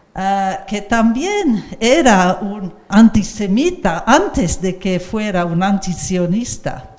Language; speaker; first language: Spanish; non-native, fluent; English